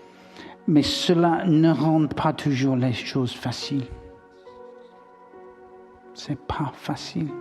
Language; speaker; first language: French; non-native, learner; English